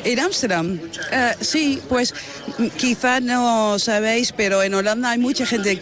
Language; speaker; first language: Spanish; non-native, fluent; Dutch